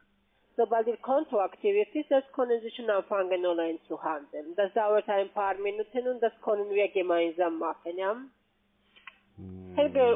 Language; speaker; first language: German; non-native, fluent; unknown